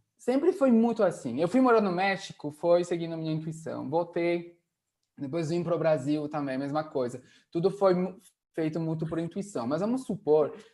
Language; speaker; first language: Portuguese; non-native, fluent; French